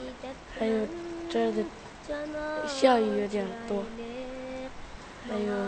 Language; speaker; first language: Chinese; non-native, local second language; Uyghur